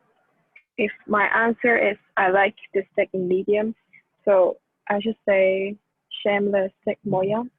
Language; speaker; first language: English; non-native, local second language; Cantonese